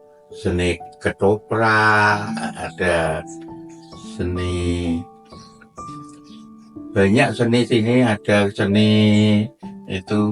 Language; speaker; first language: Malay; non-native, local second language; Javanese